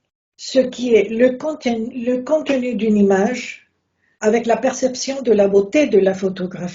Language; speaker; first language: French; non-native, fluent; Spanish